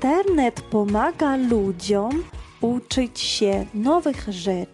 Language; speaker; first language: Polish; non-native, fluent; Georgian